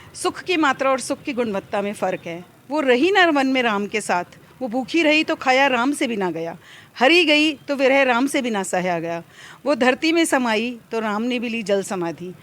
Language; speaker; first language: Hindi; native; Hindi